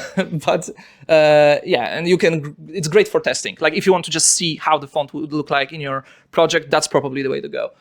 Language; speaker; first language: English; non-native, fluent; Polish